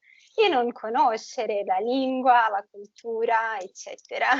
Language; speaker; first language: Italian; non-native, fluent; Portuguese